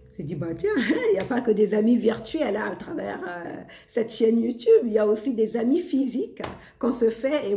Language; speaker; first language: French; non-native, local second language; Lingala